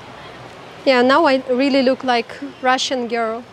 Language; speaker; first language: English; non-native, learner; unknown